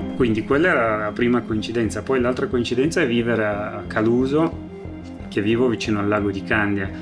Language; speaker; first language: Italian; non-native, fluent; Romanian